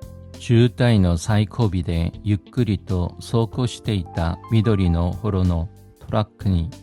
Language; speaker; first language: Japanese; non-native, fluent; Korean